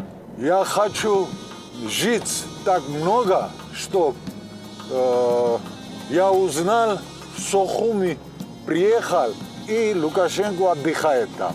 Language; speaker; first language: Russian; non-native, local second language; Georgian